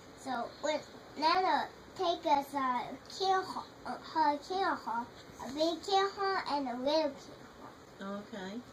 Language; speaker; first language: English; native; English